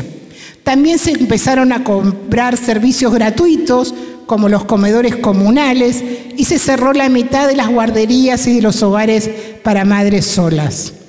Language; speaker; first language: Spanish; native; Spanish